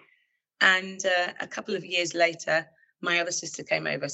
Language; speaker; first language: English; native; English